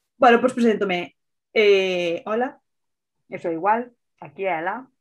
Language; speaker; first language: Galician; native; Galician